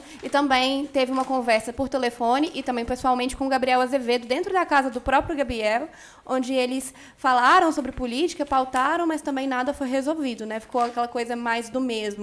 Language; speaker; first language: Portuguese; native; Portuguese